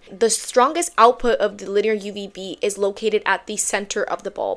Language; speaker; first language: English; native; English